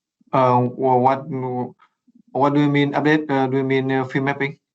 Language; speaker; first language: English; non-native, learner; Vietnamese